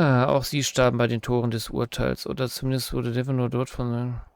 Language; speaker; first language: German; native; German